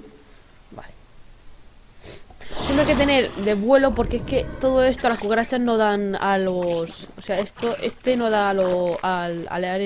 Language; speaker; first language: Spanish; native; Spanish